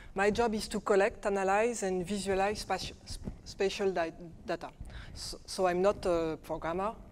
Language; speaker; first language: English; non-native, fluent; French